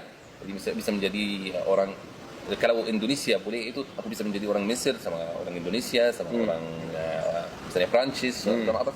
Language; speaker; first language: Indonesian; non-native, fluent; Arabic